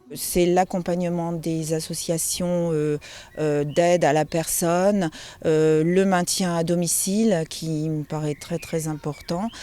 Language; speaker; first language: French; native; French